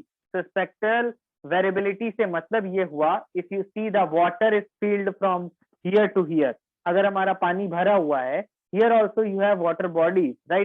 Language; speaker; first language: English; non-native, local second language; Hindi